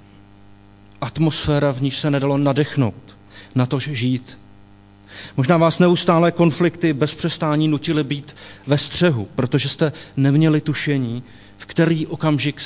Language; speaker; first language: Czech; native; Czech